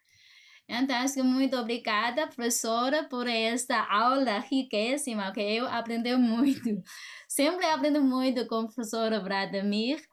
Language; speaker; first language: Portuguese; non-native, fluent; Chinese